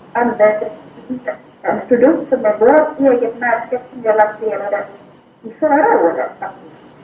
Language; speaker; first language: Swedish; non-native, fluent; Thai